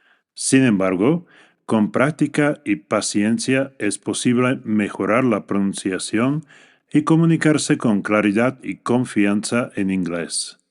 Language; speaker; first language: Spanish; non-native, fluent; English